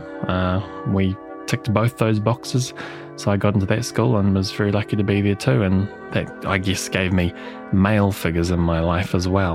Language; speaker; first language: English; native; English